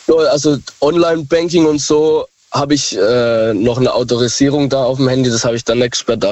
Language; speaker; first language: German; native; German